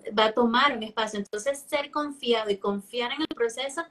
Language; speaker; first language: Spanish; native; Spanish